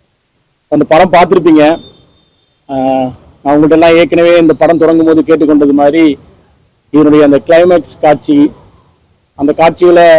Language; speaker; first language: Tamil; native; Tamil